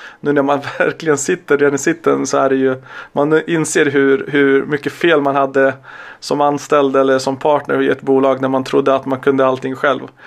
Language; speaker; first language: Swedish; early bilingual, other home language; Serbian